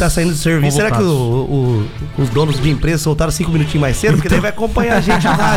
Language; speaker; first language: Portuguese; native; Portuguese